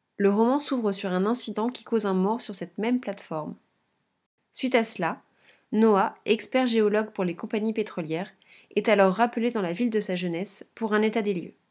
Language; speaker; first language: French; native; French